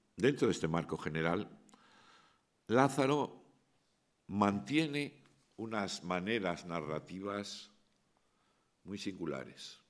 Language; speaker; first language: Spanish; native; Spanish